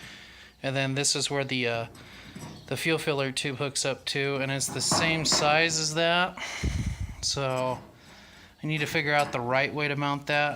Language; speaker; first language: English; native; English